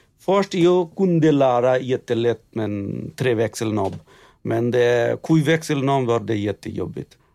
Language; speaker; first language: Swedish; non-native, learner; Bangla